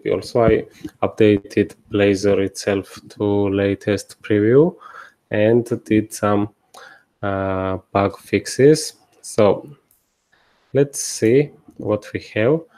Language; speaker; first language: English; non-native, fluent; Georgian